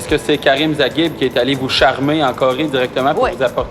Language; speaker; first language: French; native; French